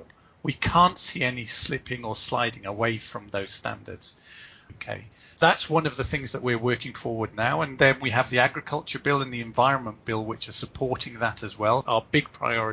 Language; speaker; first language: English; native; English